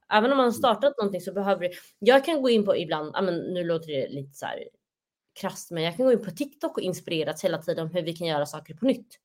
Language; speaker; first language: Swedish; early bilingual, other home language; Somali